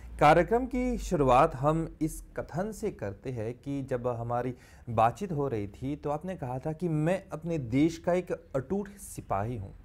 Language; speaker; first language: Hindi; early bilingual, heritage; Hindi